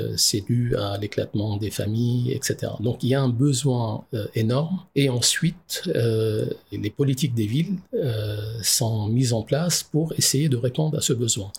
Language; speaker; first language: French; non-native, local second language; Arabic